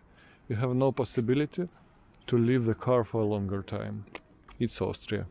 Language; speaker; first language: English; non-native, fluent; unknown